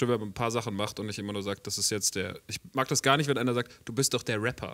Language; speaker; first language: German; native; German